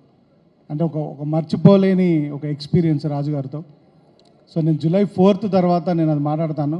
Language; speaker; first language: Telugu; native; Telugu